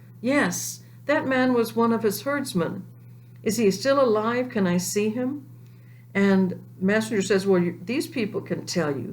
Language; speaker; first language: English; native; English